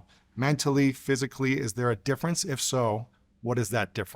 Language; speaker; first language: English; native; English